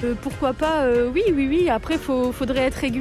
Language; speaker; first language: French; native; French